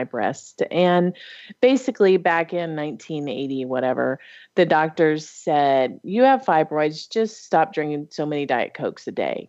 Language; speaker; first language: English; native; English